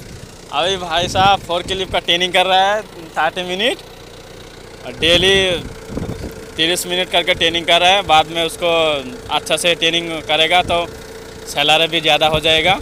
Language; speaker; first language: Hindi; non-native, learner; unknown